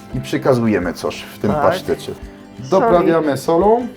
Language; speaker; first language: Polish; non-native, fluent; French